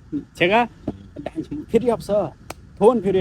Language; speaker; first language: Korean; non-native, learner; Nepali